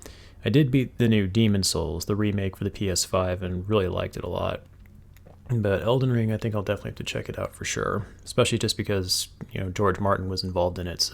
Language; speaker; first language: English; native; English